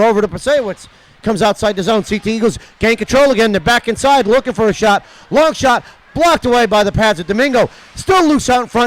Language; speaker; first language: English; native; English